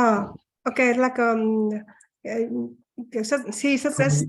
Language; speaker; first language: English; non-native, learner; Vietnamese